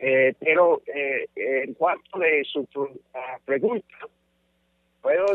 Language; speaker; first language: Spanish; non-native, fluent; English